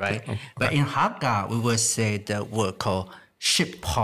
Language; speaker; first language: English; non-native, fluent; Chinese